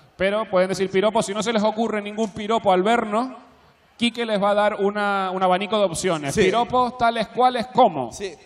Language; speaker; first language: Spanish; native; Spanish